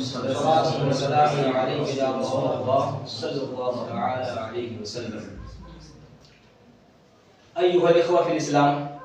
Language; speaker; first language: Arabic; non-native, fluent; Urdu